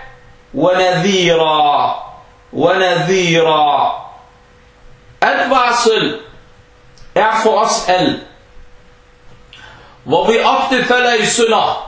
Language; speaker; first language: Danish; early bilingual, other home language; Arabic